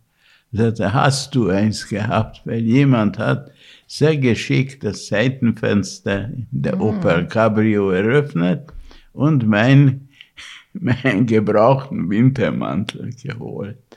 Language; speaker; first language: German; non-native, fluent; Hungarian